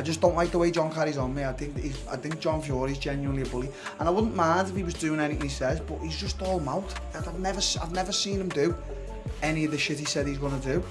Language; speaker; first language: English; native; English